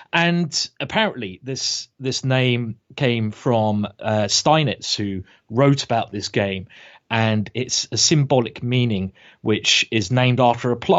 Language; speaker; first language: English; native; English